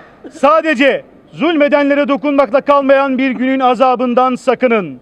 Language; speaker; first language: Turkish; native; Turkish